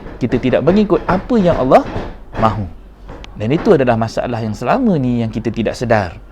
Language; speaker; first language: Malay; native; Malay